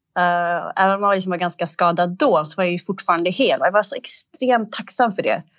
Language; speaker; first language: Swedish; early bilingual, other home language; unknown